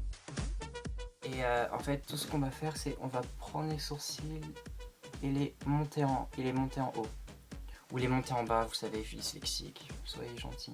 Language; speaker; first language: French; native; French